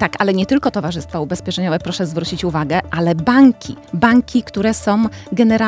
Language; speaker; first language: Polish; native; Polish